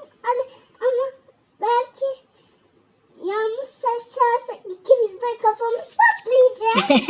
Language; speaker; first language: Turkish; native; Turkish